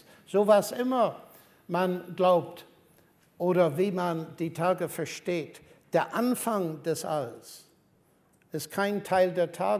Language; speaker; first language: German; non-native, fluent; English